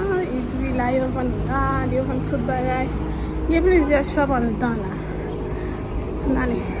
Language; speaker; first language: French; non-native, learner; Haitian Creole